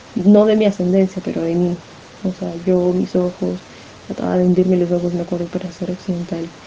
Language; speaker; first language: Spanish; native; Spanish